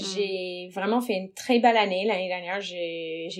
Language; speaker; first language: French; non-native, fluent; English